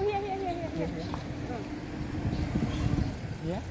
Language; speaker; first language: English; non-native, learner; Korean